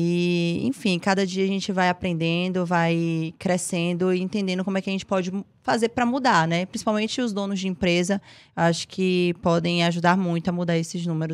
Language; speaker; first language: Portuguese; native; Portuguese